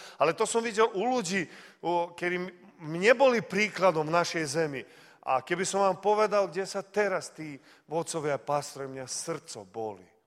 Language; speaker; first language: Slovak; early bilingual, heritage; Slovak